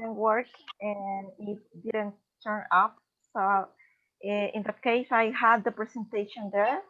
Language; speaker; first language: English; non-native, learner; Spanish